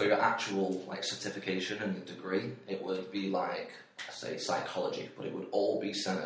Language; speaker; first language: English; native; English